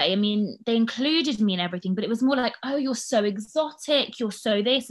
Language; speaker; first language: English; native; English